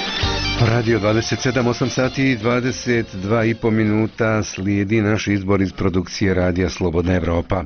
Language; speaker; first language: Croatian; native; Croatian